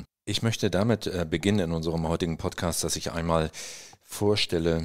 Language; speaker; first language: German; native; German